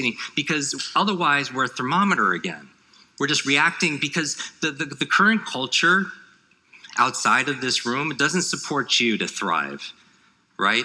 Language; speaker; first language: English; native; English